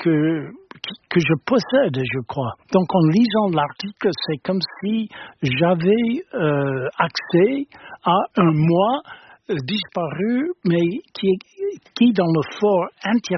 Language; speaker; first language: French; non-native, fluent; English